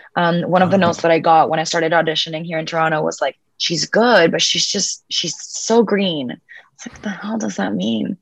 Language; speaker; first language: English; early bilingual, other home language; Spanish